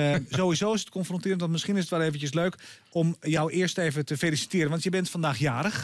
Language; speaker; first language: Dutch; native; Dutch